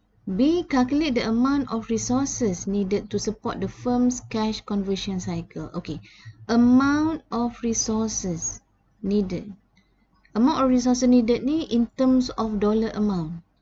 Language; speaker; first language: English; non-native, local second language; Malay